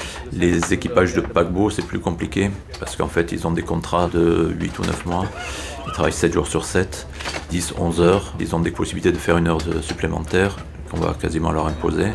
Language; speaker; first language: French; native; French